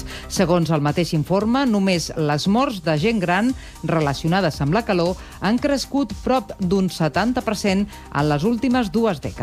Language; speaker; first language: Catalan; native; Catalan